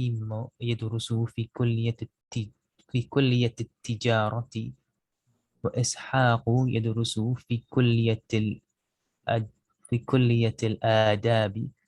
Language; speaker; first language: Arabic; non-native, learner; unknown